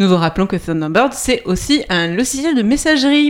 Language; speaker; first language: French; native; French